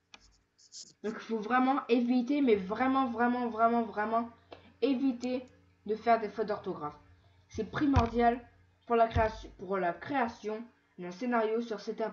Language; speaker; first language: French; native; French